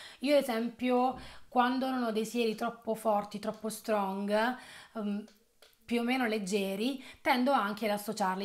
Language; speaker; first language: Italian; native; Italian